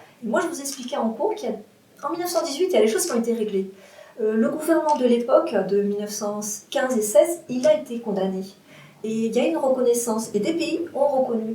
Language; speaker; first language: French; native; French